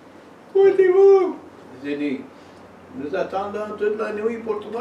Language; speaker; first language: French; non-native, fluent; English